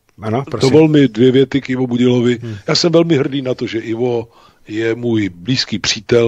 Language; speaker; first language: Czech; native; Czech